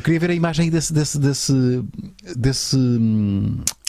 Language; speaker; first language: Portuguese; native; Portuguese